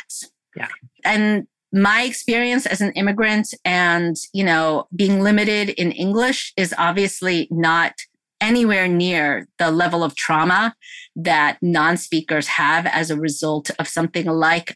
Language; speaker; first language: English; early bilingual, other home language; Korean